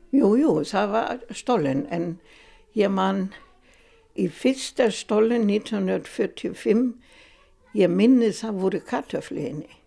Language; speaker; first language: Icelandic; non-native, fluent; German